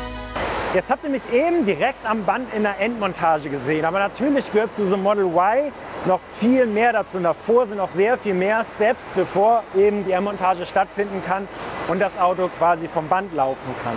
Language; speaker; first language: German; native; German